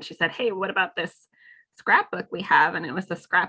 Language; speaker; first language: English; native; English